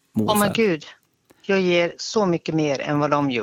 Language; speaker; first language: Swedish; native; Swedish